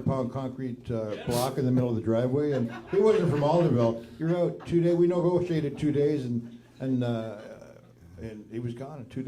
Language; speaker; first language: English; native; English